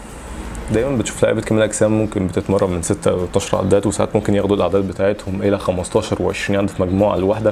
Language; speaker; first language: Arabic; native; Arabic